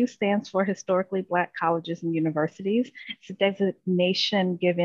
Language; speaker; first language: English; native; English